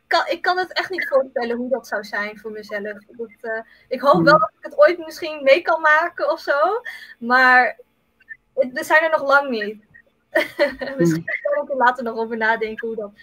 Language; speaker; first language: Dutch; early bilingual, other home language; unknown